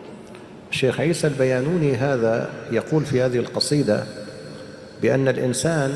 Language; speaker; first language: Arabic; native; Arabic